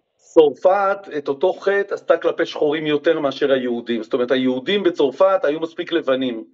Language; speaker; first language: Hebrew; native; Hebrew